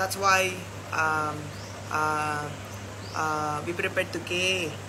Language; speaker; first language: English; non-native, learner; Thai